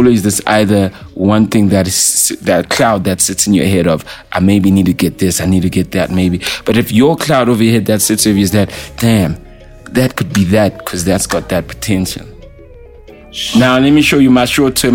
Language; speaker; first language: English; non-native, local second language; Zulu